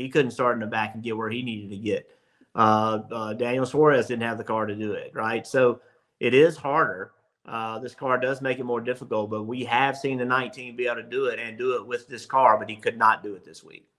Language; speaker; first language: English; native; English